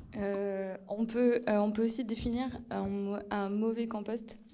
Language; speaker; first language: French; non-native, local second language; Arabic